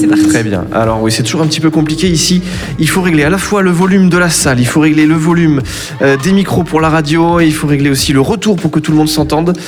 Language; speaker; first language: French; native; French